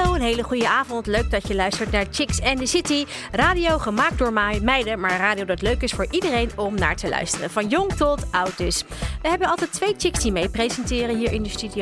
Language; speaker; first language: Dutch; native; Dutch